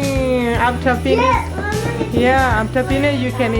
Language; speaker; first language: English; non-native, learner; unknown